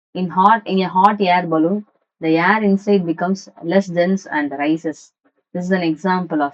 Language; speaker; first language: English; non-native, local second language; Tamil